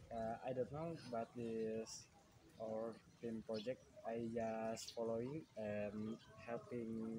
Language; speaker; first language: English; non-native, learner; Indonesian